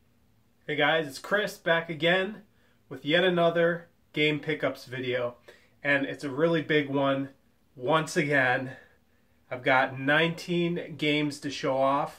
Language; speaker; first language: English; native; English